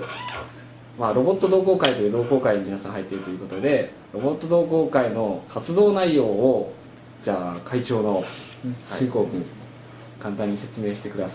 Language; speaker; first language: Japanese; native; Japanese